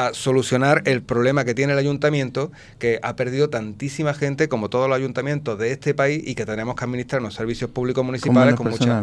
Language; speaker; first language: Spanish; native; Spanish